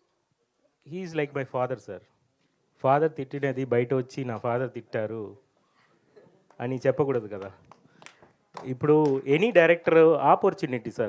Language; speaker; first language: Telugu; non-native, fluent; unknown